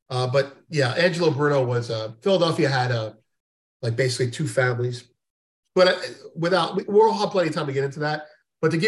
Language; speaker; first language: English; native; English